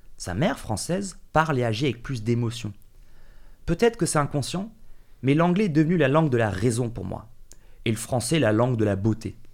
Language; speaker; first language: French; early bilingual, other home language; English